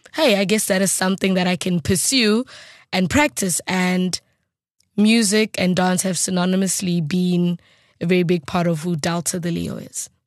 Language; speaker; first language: English; non-native, local second language; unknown